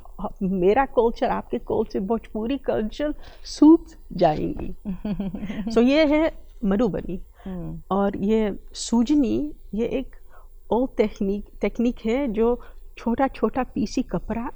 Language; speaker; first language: Hindi; early bilingual, heritage; Dutch